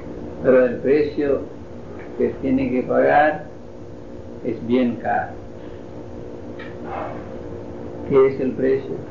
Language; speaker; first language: Spanish; non-native, fluent; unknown